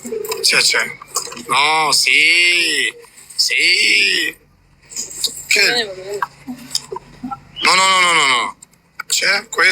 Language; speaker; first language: Italian; non-native, learner; Albanian